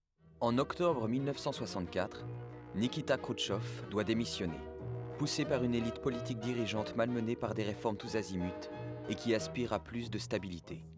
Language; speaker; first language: French; native; French